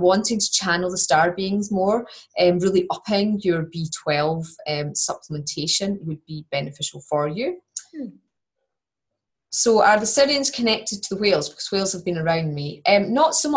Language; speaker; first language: English; native; English